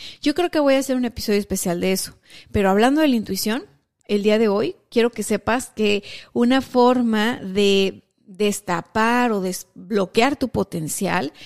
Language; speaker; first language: Spanish; native; Spanish